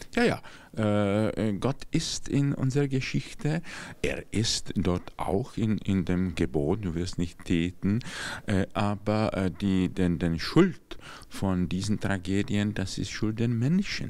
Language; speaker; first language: German; non-native, fluent; Czech